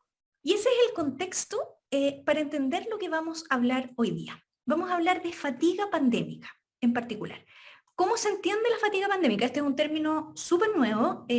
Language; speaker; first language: Spanish; native; Spanish